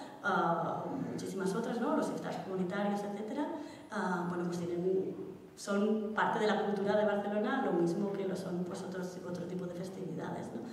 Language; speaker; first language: Spanish; native; Spanish